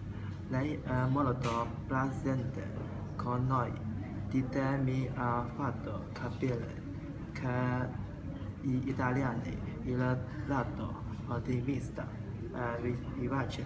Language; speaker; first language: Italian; non-native, learner; Chinese